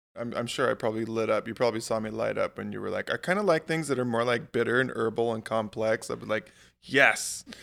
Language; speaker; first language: English; native; English